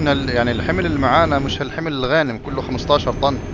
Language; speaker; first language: Arabic; native; Arabic